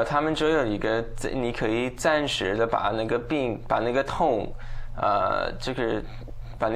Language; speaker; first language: Chinese; non-native, fluent; English